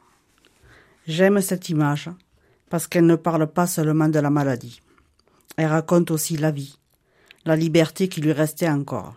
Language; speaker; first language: French; native; French